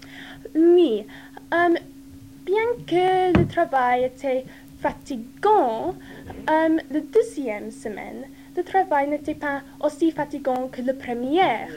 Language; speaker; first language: French; non-native, learner; English